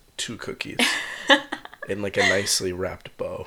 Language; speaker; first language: English; native; English